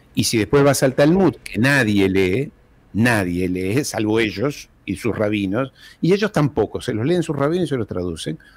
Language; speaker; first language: Spanish; early bilingual, heritage; Spanish